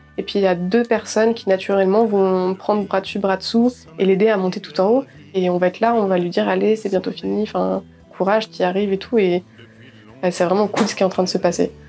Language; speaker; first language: French; native; French